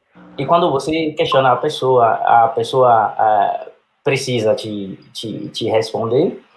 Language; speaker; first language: Portuguese; non-native, fluent; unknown